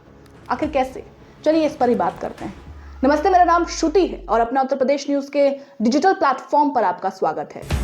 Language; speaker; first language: Hindi; native; Hindi